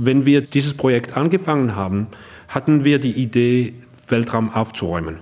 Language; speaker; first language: German; non-native, local second language; French